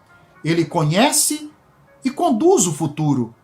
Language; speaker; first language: Portuguese; native; Portuguese